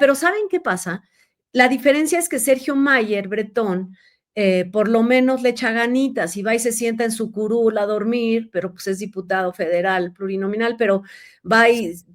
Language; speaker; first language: Spanish; native; Spanish